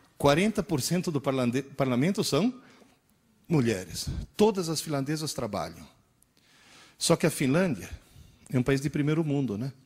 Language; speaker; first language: Portuguese; early bilingual, other home language; Italian